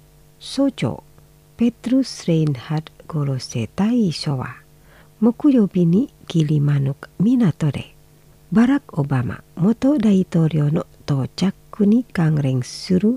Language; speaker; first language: Japanese; non-native, fluent; Indonesian